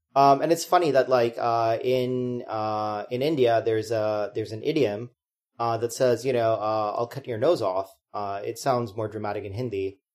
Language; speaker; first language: English; non-native, local second language; Hindi